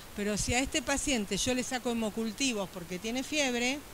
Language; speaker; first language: Spanish; native; Spanish